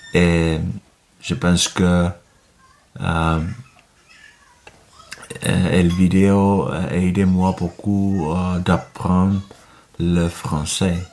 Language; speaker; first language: French; non-native, learner; Finnish